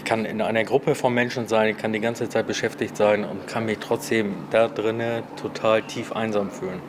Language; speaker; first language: German; native; German